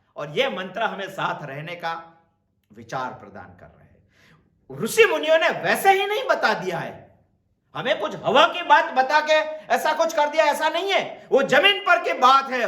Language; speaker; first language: Hindi; non-native, local second language; Gujarati